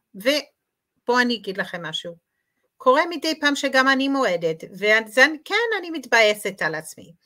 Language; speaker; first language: Hebrew; native; Hebrew